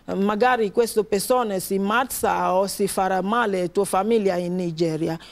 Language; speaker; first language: Italian; non-native, fluent; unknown